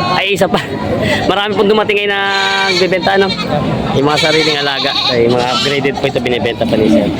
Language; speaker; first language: Filipino; native; Filipino